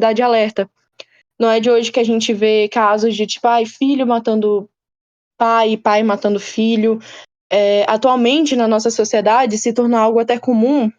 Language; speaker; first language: Portuguese; native; Portuguese